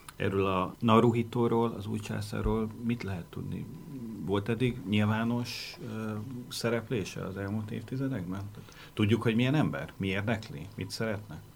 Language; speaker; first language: Hungarian; native; Hungarian